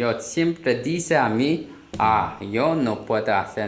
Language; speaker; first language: Spanish; non-native, learner; Korean